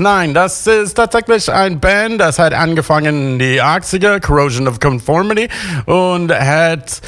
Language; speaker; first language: German; non-native, learner; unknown